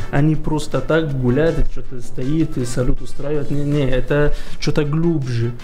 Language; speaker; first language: Russian; non-native, fluent; Arabic